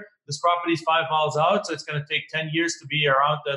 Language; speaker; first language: English; non-native, fluent; German